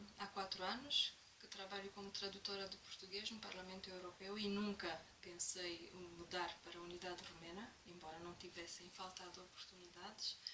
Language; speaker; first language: Portuguese; non-native, fluent; Romanian